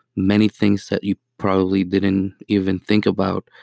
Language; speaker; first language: English; non-native, fluent; Spanish